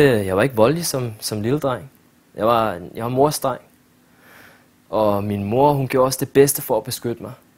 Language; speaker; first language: Danish; early bilingual, other home language; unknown